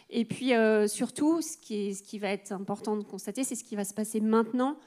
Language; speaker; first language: French; native; French